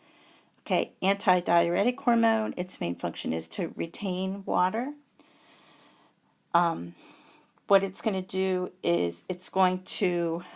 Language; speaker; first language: English; native; English